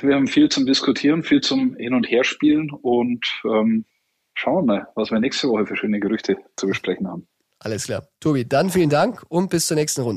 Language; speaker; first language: German; native; German